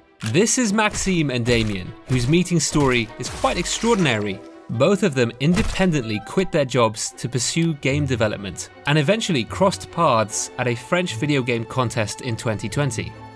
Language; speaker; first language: English; native; English